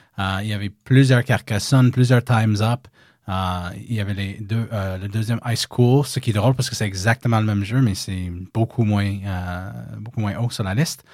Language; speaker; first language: French; native; French